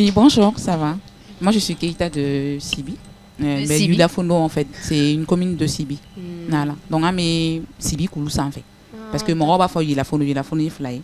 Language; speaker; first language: French; non-native, local second language; Bambara